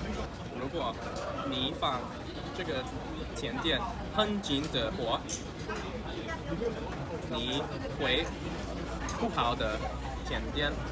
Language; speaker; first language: Chinese; non-native, learner; English